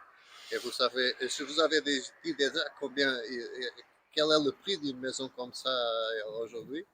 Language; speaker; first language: French; non-native, learner; Portuguese